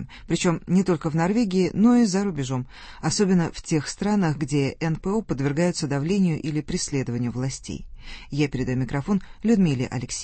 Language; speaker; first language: Russian; native; Russian